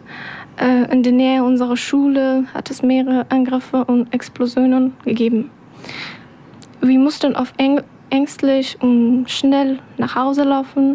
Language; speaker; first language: German; non-native, learner; Persian